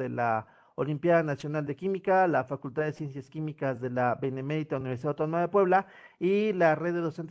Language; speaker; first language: Spanish; native; Spanish